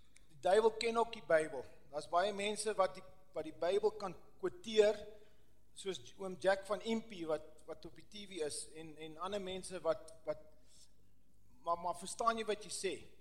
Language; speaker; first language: Afrikaans; early bilingual, heritage; Afrikaans